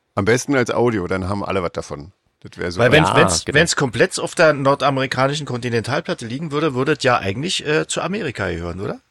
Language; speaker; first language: German; native; German